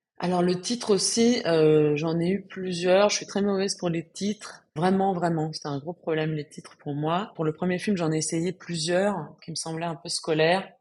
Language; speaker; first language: French; non-native, fluent; Spanish